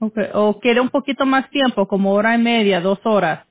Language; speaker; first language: Spanish; early bilingual, heritage; English